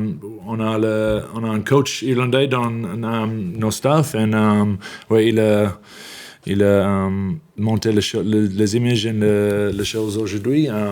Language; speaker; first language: French; non-native, learner; English